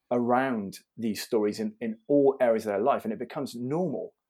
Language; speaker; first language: English; native; English